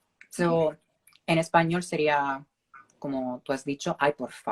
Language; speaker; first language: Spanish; non-native, fluent; Italian